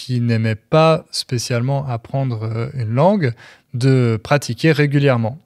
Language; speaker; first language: French; native; French